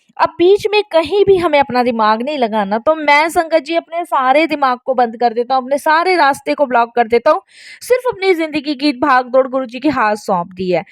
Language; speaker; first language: Hindi; native; Hindi